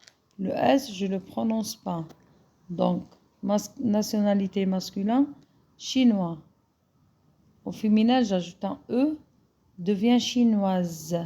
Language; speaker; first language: French; non-native, fluent; Arabic